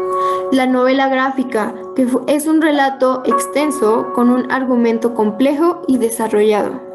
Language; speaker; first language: Spanish; native; Spanish